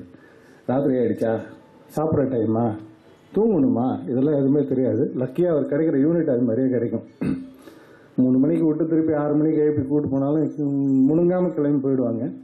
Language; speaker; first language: Tamil; native; Tamil